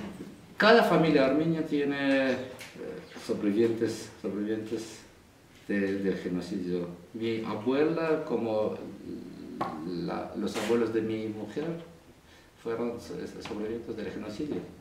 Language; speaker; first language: Spanish; non-native, fluent; Armenian